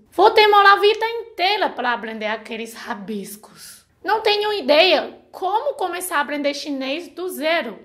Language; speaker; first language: Portuguese; non-native, fluent; Chinese